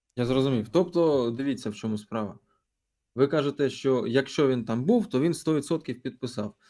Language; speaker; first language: Ukrainian; non-native, local second language; Russian